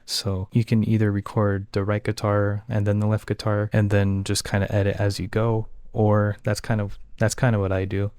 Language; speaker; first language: English; native; English